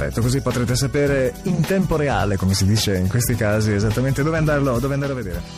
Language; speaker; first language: Italian; native; Italian